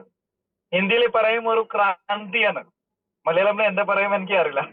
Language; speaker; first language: Malayalam; early bilingual, heritage; Malayalam